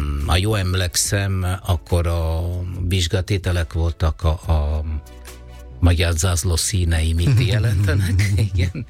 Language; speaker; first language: Hungarian; non-native, fluent; Italian